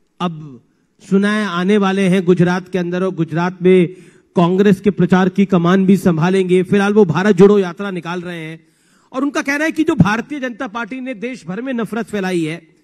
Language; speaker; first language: Hindi; native; Hindi